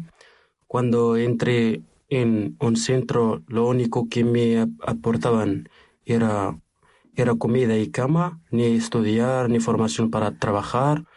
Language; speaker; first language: Spanish; non-native, learner; Arabic